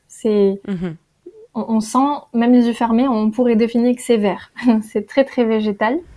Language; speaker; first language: French; native; French